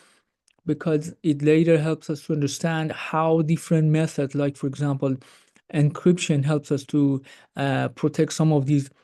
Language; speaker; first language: English; non-native, fluent; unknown